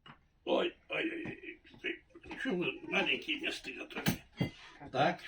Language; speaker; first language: Russian; non-native, local second language; Tatar